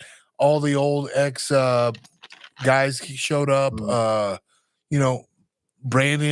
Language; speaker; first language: English; native; English